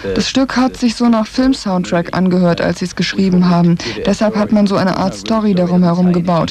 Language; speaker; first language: German; native; German